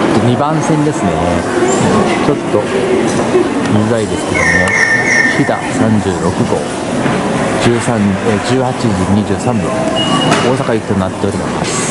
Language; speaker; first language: Japanese; native; Japanese